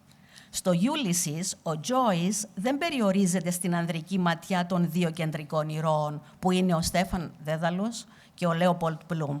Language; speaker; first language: Greek; native; Greek